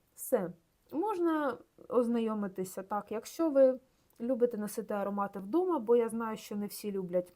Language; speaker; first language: Ukrainian; non-native, local second language; Russian